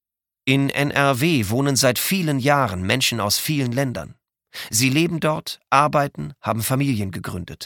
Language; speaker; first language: German; native; German